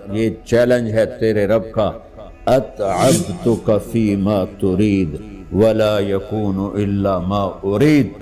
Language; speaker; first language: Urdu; non-native, local second language; Punjabi